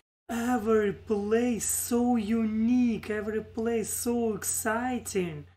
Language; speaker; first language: English; non-native, learner; Russian